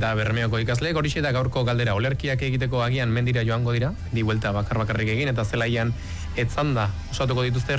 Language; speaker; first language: Basque; native; Basque